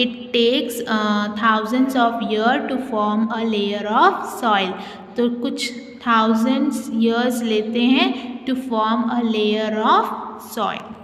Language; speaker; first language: English; non-native, local second language; Hindi